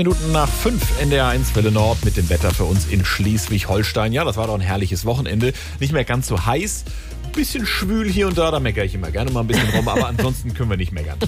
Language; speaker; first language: German; native; German